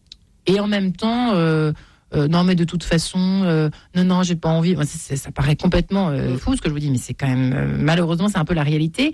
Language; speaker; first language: French; native; French